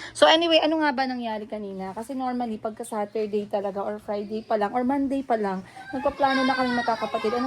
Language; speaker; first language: Filipino; non-native, local second language; Cebuano